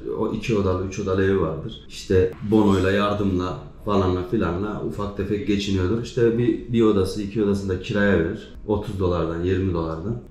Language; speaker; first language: Turkish; native; Turkish